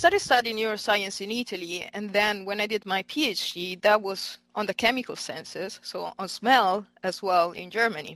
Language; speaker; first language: English; non-native, fluent; Italian